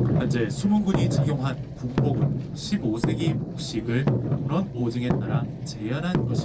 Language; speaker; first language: Korean; native; Korean